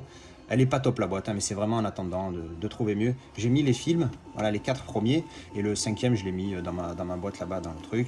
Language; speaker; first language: French; native; French